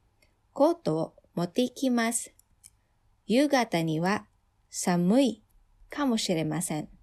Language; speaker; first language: Japanese; non-native, fluent; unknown